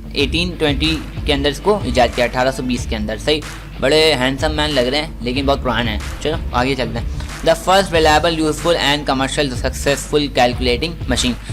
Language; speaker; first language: Urdu; native; Urdu